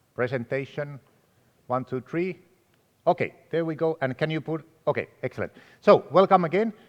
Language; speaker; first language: English; non-native, fluent; Finnish